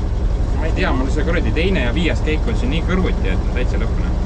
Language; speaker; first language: Estonian; native; Estonian